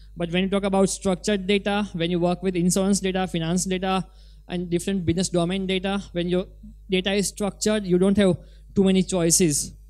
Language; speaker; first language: English; non-native, local second language; Gujarati